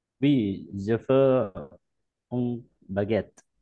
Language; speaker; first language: French; non-native, learner; Indonesian